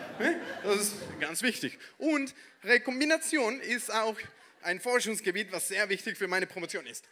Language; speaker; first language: German; non-native, fluent; Spanish